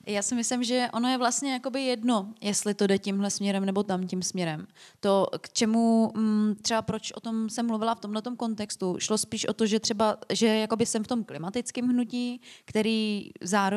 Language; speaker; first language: Czech; native; Czech